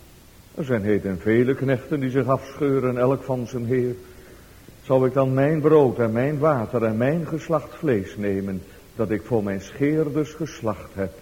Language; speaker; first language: Dutch; native; Dutch